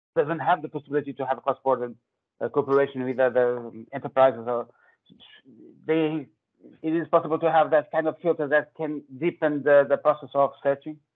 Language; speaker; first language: English; non-native, fluent; Portuguese